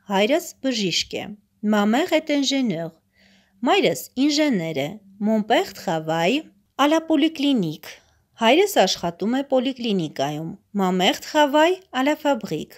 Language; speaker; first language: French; non-native, fluent; Armenian